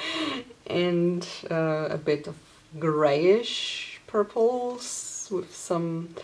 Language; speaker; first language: English; non-native, fluent; Polish